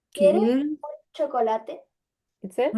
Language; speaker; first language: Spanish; non-native, fluent; Ukrainian